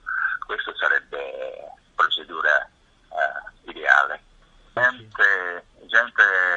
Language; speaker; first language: Italian; non-native, fluent; Japanese